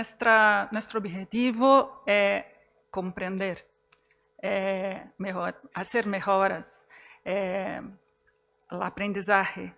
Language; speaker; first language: Spanish; non-native, fluent; Portuguese